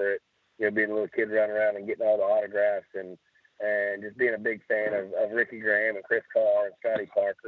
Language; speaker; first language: English; native; English